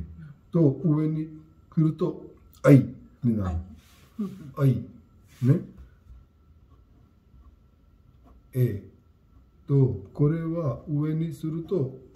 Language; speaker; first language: Japanese; non-native, learner; Hindi